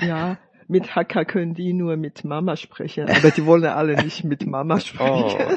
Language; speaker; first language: German; non-native, fluent; Hakka Chinese